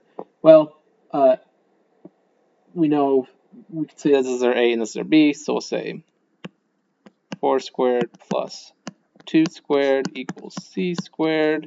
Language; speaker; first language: English; native; English